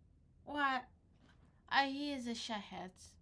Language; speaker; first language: English; non-native, learner; Crimean Tatar